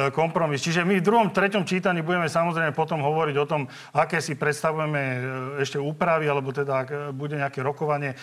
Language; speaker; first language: Slovak; native; Slovak